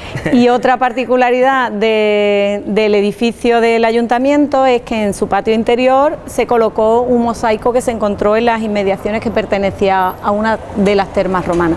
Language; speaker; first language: Spanish; native; Spanish